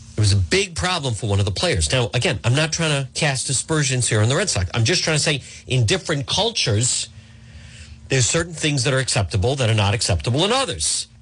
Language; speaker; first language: English; native; English